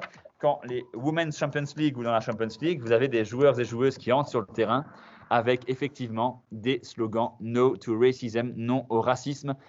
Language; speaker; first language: French; native; French